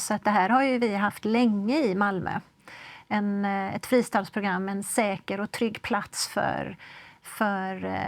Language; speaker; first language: Swedish; native; Swedish